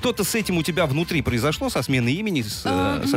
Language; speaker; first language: Russian; native; Russian